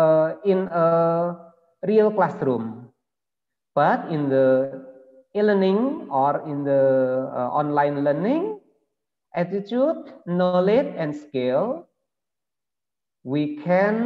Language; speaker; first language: English; non-native, learner; Indonesian